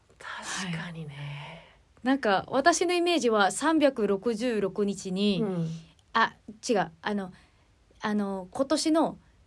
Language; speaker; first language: Japanese; non-native, fluent; Filipino